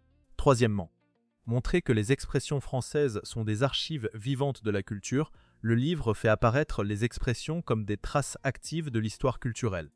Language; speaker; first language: French; native; French